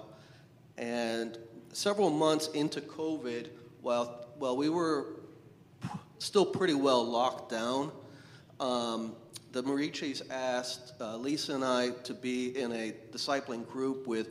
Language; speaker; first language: English; native; English